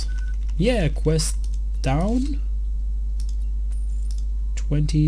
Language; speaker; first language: English; non-native, learner; German